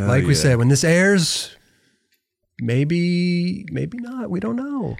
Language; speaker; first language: English; native; English